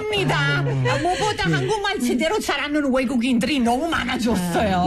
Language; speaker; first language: Korean; non-native, fluent; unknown